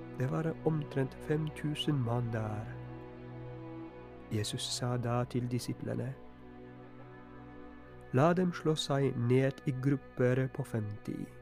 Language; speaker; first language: Norwegian; non-native, fluent; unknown